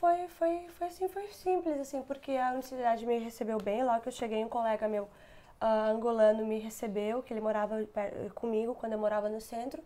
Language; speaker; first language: Portuguese; non-native, local second language; Kabuverdianu